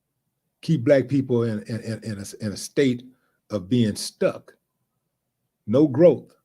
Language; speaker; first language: English; native; English